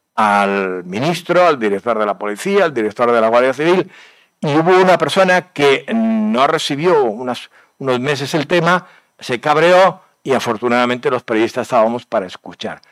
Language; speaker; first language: Spanish; native; Spanish